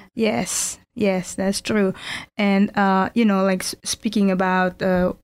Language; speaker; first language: English; non-native, fluent; Indonesian